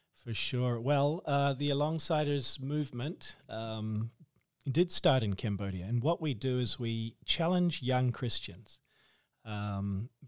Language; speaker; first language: English; native; English